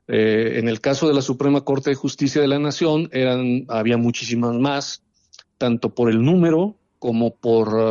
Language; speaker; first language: Spanish; native; Spanish